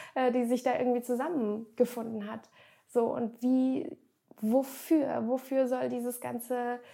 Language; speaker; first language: German; native; German